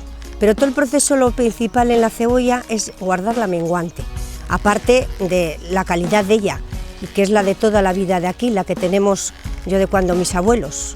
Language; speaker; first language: Spanish; native; Spanish